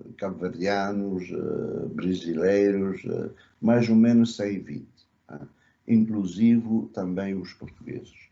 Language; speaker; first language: Portuguese; early bilingual, other home language; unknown